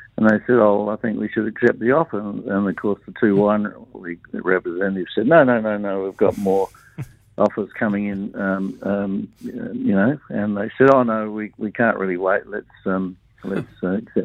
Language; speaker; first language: English; native; English